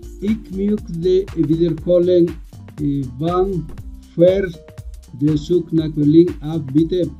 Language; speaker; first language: German; non-native, learner; Spanish